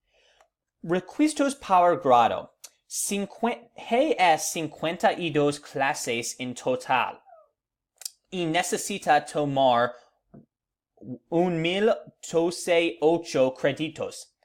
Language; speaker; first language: Spanish; non-native, learner; English